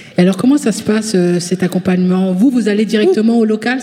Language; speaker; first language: French; native; French